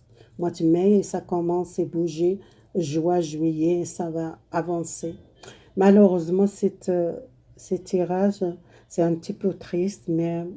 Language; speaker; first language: French; non-native, learner; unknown